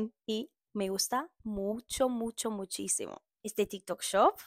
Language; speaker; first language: Spanish; non-native, learner; English